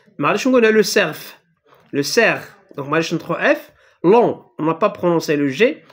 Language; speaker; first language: French; non-native, local second language; Arabic